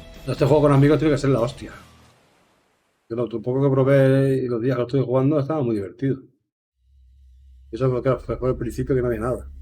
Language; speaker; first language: Spanish; native; Spanish